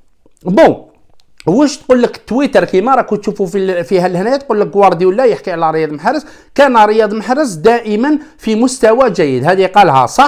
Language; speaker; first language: Arabic; native; Arabic